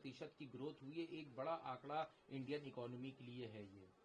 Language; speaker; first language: Hindi; native; Hindi